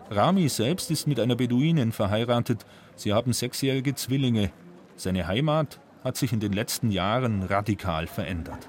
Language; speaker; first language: German; native; German